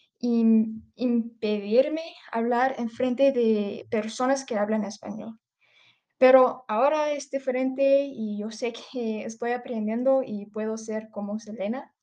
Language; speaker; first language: Spanish; early bilingual, heritage; English